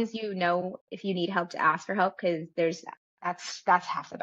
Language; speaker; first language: English; native; English